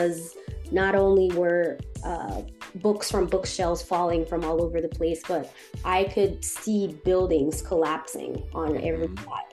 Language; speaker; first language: English; non-native, fluent; Haitian Creole